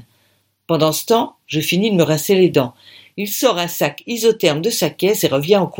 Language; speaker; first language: French; native; French